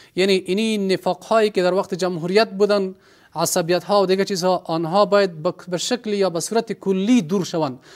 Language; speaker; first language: Persian; non-native, local second language; Pashto